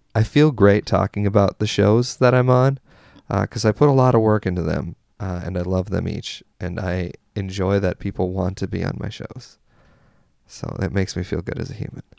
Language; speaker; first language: English; native; English